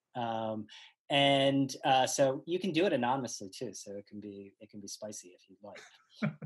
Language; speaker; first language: English; native; English